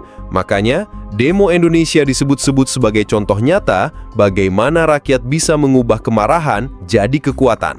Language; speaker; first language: Indonesian; native; Indonesian